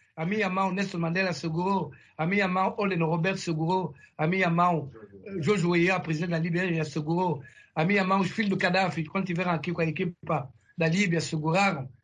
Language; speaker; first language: Portuguese; non-native, fluent; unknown